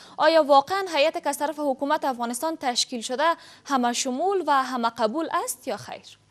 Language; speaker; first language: Persian; native; Persian